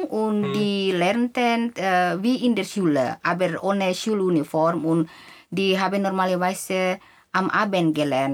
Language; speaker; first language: German; non-native, fluent; Indonesian